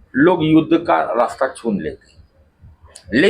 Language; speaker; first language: Hindi; non-native, local second language; Marathi